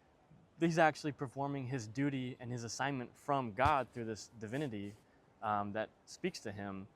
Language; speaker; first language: English; native; English